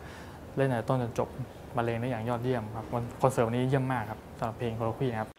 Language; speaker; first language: Thai; native; Thai